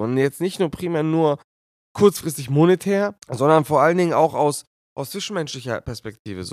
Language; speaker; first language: German; native; German